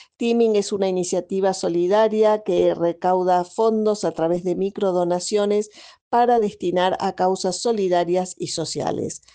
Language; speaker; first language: Spanish; native; Spanish